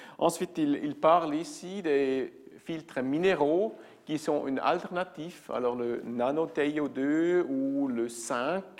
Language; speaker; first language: French; non-native, local second language; German